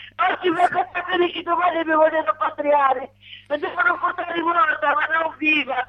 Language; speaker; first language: Italian; non-native, learner; Arabic